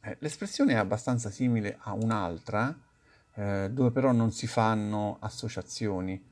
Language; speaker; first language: Italian; native; Italian